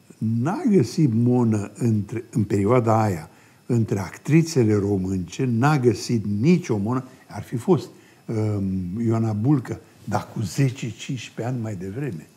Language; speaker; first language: Romanian; native; Romanian